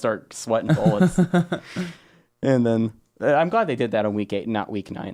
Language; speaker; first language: English; native; English